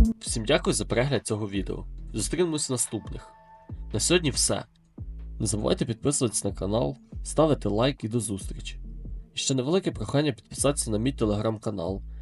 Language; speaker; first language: Ukrainian; native; Ukrainian